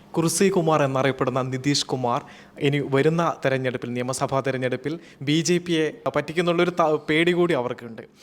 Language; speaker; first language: Malayalam; native; Malayalam